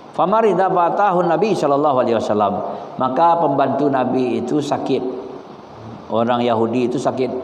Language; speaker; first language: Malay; non-native, local second language; Minangkabau